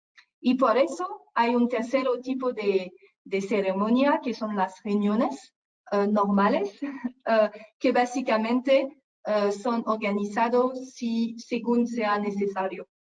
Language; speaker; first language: Spanish; non-native, fluent; French